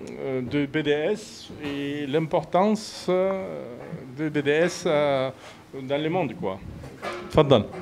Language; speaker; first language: French; non-native, fluent; Arabic